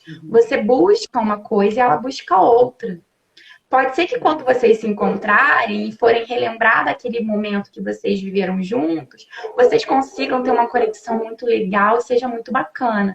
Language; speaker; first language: Portuguese; native; Portuguese